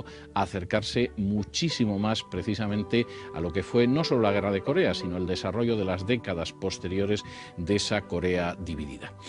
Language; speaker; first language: Spanish; native; Spanish